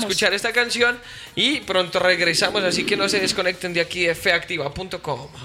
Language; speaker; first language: Spanish; native; Spanish